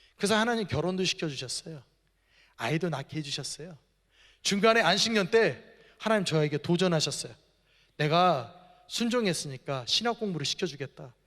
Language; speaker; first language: Korean; native; Korean